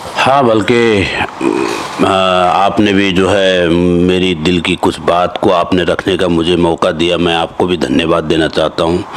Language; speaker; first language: Hindi; native; Hindi